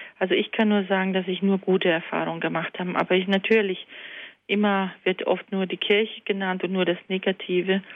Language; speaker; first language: German; early bilingual, other home language; Croatian